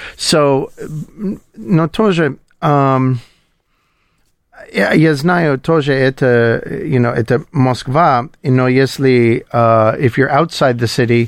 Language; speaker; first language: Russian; non-native, learner; English